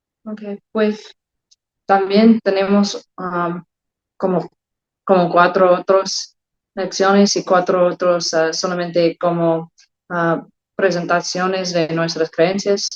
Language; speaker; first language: Spanish; non-native, learner; English